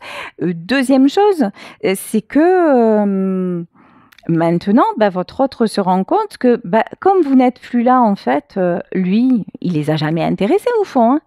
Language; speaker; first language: French; native; French